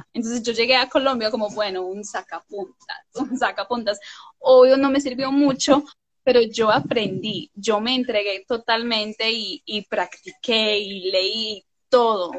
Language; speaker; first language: Spanish; non-native, fluent; English